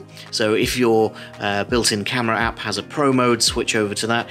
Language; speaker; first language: English; native; English